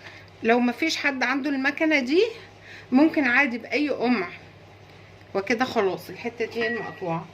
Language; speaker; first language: Arabic; native; Arabic